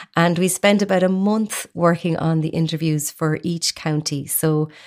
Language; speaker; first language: English; native; English